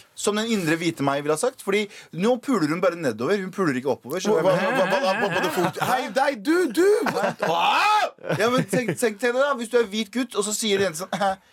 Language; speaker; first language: Norwegian; native; Norwegian